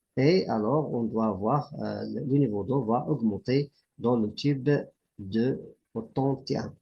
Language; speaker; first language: French; non-native, local second language; Arabic